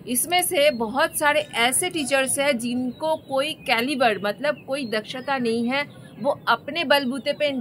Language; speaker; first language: Hindi; non-native, local second language; Bangla